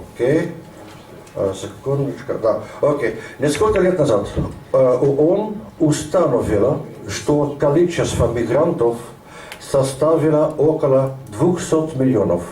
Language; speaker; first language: Russian; non-native, learner; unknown